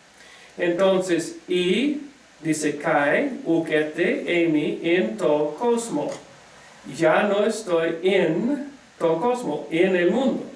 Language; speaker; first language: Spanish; non-native, fluent; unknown